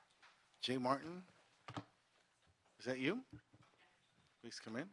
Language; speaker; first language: English; native; English